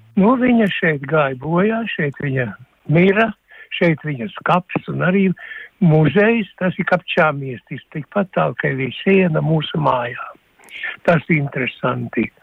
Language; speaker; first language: Latvian; native; Latvian